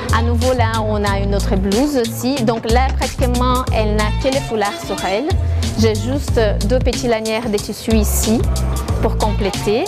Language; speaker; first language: French; non-native, fluent; Portuguese